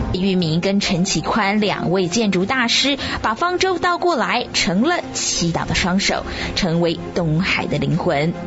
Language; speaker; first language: Chinese; native; Chinese